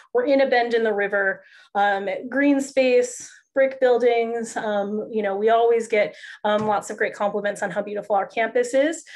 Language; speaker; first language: English; native; English